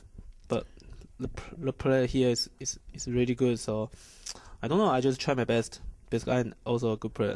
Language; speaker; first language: English; non-native, learner; Chinese